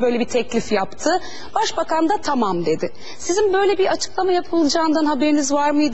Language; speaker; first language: Turkish; native; Turkish